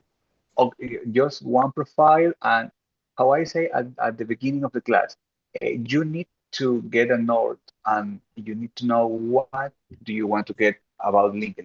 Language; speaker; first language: English; non-native, fluent; Spanish